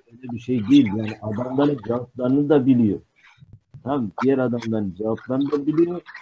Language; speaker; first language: Turkish; native; Turkish